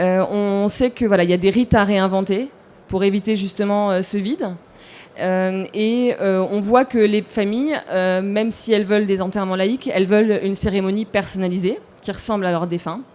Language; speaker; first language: French; native; French